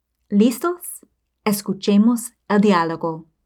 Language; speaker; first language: Spanish; non-native, fluent; English